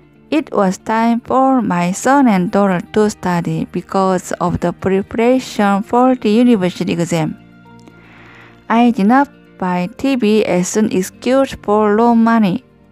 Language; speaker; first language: English; non-native, learner; Korean